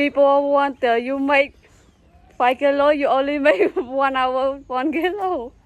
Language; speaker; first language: English; non-native, learner; Khmer